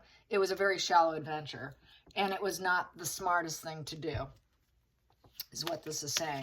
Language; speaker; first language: English; native; English